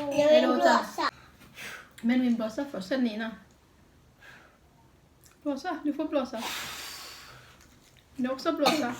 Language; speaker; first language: Swedish; non-native, learner; Thai